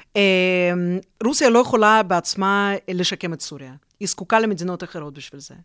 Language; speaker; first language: Hebrew; non-native, fluent; Russian